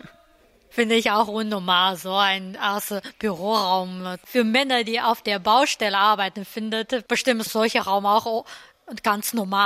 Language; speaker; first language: German; non-native, learner; Chinese